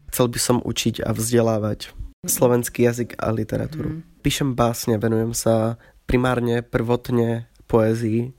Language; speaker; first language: Slovak; native; Slovak